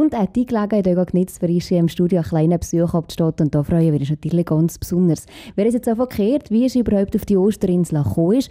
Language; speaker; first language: German; native; German